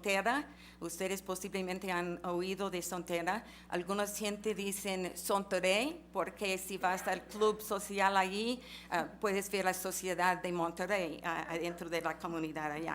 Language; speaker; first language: Spanish; non-native, fluent; English